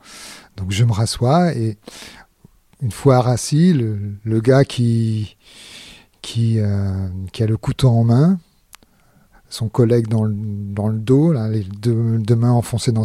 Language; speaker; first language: French; native; French